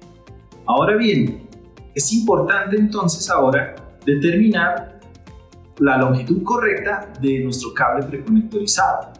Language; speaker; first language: Spanish; native; Spanish